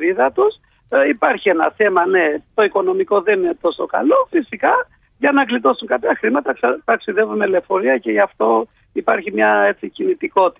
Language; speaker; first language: Greek; non-native, fluent; Albanian